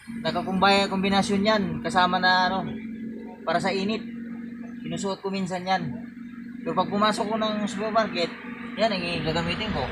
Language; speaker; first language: Filipino; non-native, local second language; Cebuano